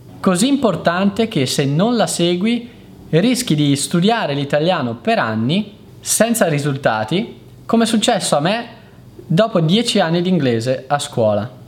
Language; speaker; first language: Italian; native; Italian